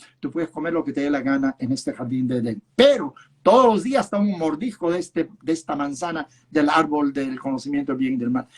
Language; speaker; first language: Spanish; early bilingual, other home language; Yiddish